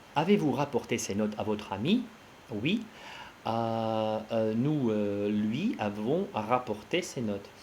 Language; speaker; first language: French; non-native, fluent; Russian